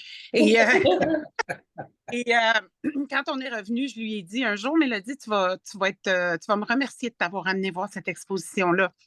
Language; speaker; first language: French; native; French